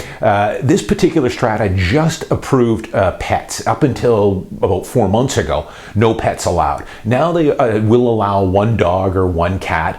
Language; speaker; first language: English; native; English